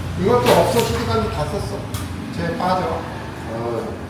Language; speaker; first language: Korean; native; Korean